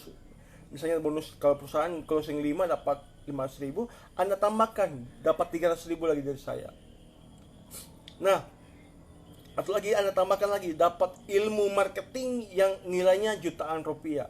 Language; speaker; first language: Indonesian; native; Indonesian